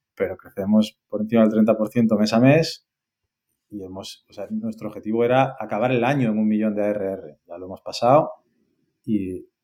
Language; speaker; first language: Spanish; native; Spanish